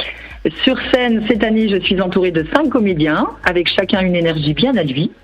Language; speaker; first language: French; native; French